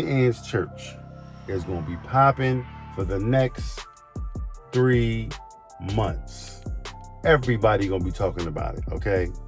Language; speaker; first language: English; native; English